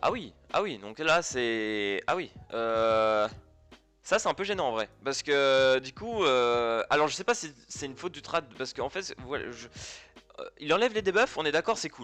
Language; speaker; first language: French; native; French